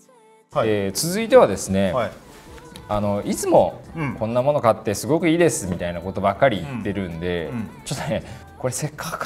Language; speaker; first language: Japanese; native; Japanese